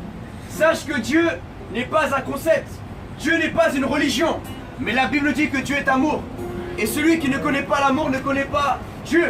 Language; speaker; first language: French; native; French